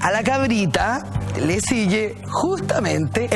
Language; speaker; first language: Spanish; native; Spanish